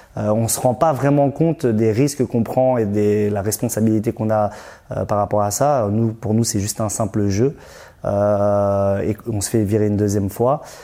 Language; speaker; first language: French; early bilingual, other home language; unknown